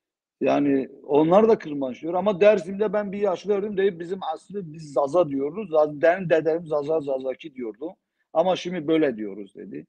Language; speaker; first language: Turkish; non-native, local second language; Zaza